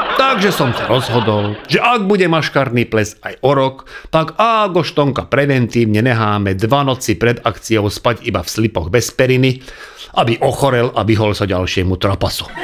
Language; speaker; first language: Slovak; non-native, local second language; Hungarian